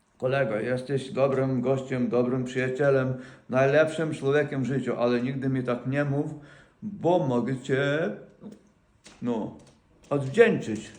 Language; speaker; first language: Polish; non-native, fluent; Ukrainian